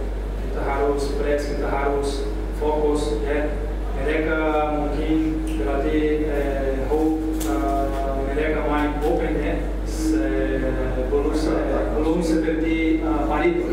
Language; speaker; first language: Indonesian; non-native, learner; Portuguese